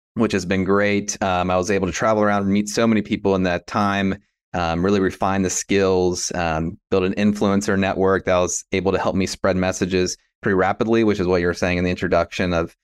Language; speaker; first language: English; native; English